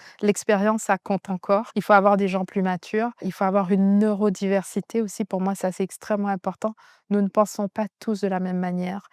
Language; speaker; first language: French; native; French